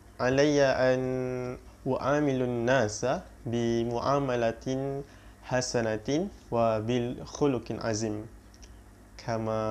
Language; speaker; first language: Arabic; non-native, learner; Malay